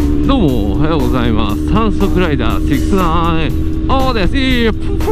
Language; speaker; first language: Japanese; native; Japanese